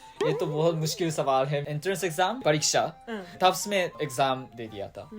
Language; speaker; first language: Hindi; non-native, fluent; Japanese